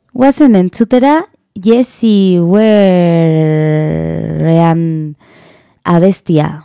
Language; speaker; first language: Basque; non-native, learner; Spanish